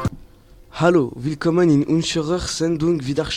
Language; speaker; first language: German; non-native, learner; French